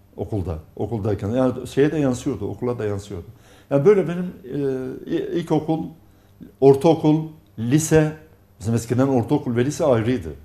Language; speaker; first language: Turkish; non-native, local second language; Arabic